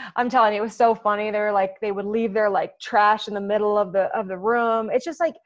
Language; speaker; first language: English; native; English